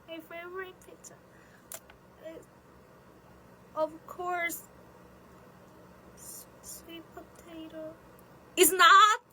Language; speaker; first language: English; non-native, learner; Korean